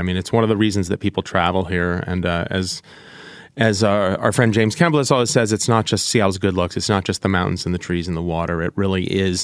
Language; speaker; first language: English; native; English